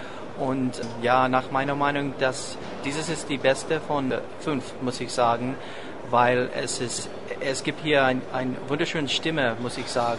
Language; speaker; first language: German; non-native, fluent; English